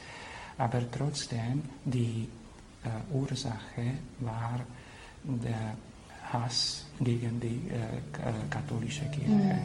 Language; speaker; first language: German; non-native, fluent; Slovak